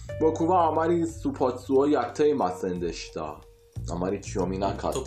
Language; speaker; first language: Japanese; non-native, fluent; Persian